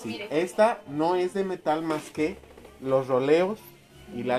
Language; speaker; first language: Spanish; native; Spanish